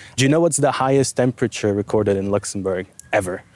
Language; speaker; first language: English; non-native, fluent; Bulgarian